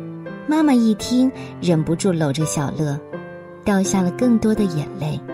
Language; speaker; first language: Chinese; native; Chinese